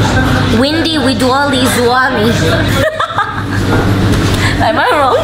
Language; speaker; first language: Polish; non-native, learner; Korean